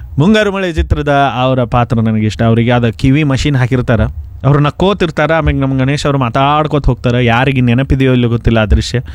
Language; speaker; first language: Kannada; non-native, local second language; Konkani